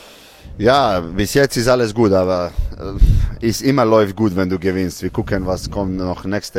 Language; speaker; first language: German; non-native, fluent; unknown